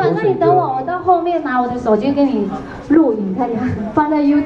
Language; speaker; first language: Chinese; native; Chinese